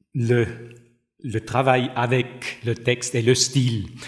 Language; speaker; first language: French; non-native, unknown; German